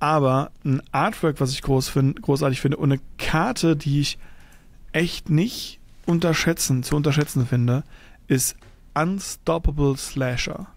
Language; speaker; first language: German; native; German